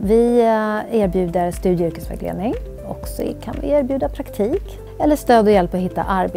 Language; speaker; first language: Swedish; native; Swedish